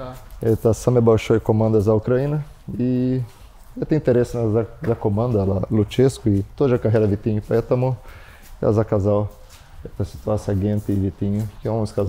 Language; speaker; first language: Russian; non-native, learner; Portuguese